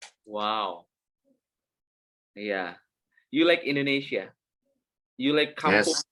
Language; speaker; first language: English; non-native, learner; Indonesian